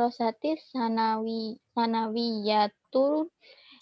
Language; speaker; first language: Arabic; non-native, learner; Indonesian